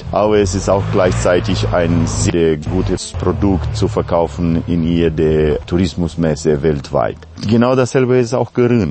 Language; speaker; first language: German; non-native, fluent; Romanian